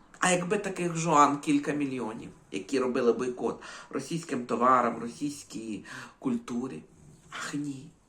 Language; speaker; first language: Ukrainian; native; Ukrainian